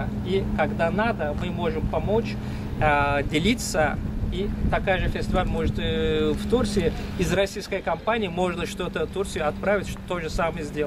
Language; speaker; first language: Russian; non-native, fluent; Turkish